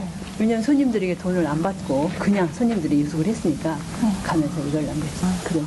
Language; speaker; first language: Korean; native; Korean